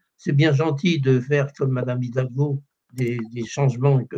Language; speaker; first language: French; native; French